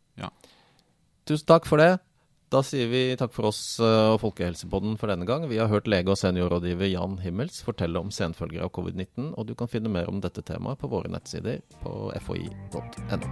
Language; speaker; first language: Norwegian; native; Norwegian